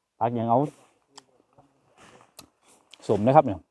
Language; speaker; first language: Thai; non-native, local second language; Northeastern Thai